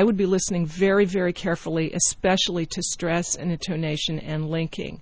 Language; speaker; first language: English; native; English